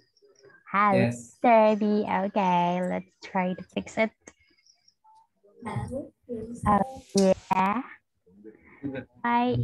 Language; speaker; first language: English; non-native, fluent; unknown